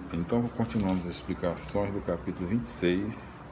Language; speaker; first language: Portuguese; native; Portuguese